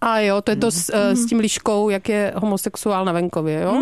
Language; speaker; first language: Czech; native; Czech